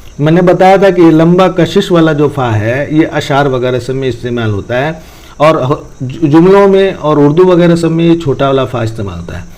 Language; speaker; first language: Urdu; native; Urdu